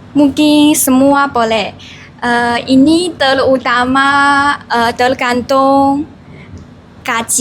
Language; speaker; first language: Indonesian; non-native, learner; Chinese